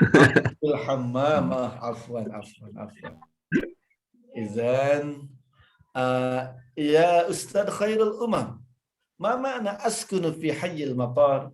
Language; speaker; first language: Arabic; non-native, fluent; Indonesian